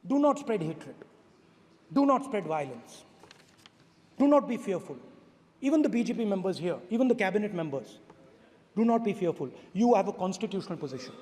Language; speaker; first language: English; non-native, local second language; Hindi